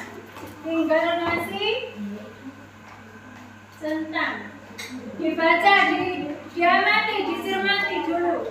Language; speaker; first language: Indonesian; native; Indonesian